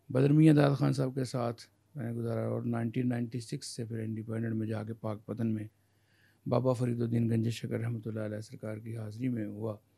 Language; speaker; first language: Urdu; non-native, local second language; Punjabi